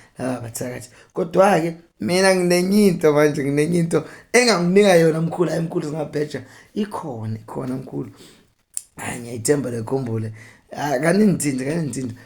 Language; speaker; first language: Zulu; non-native, local second language; Xhosa